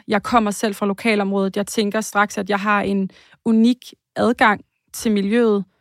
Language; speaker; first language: Danish; native; Danish